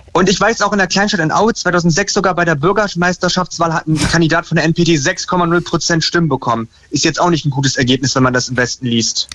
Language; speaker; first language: German; native; German